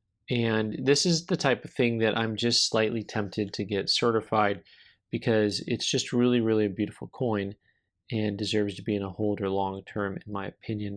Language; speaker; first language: English; native; English